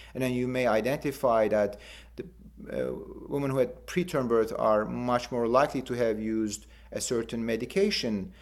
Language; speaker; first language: English; non-native, fluent; Turkish